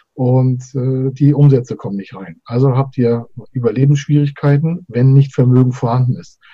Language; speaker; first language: German; native; German